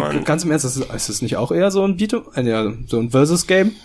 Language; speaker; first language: German; native; German